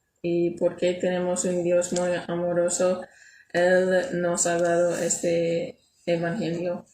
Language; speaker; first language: Spanish; non-native, learner; English